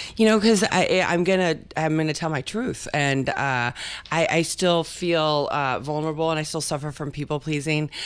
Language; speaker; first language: English; early bilingual, other home language; Spanish